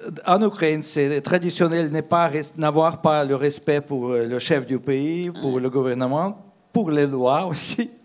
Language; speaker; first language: French; non-native, fluent; Russian